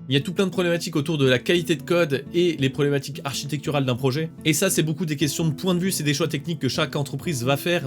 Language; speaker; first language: French; native; French